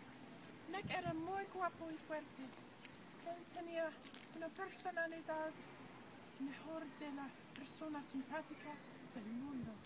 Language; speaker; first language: Spanish; non-native, learner; English